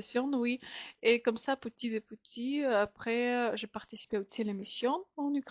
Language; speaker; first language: French; non-native, fluent; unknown